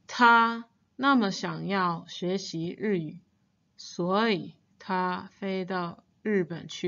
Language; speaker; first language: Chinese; non-native, fluent; English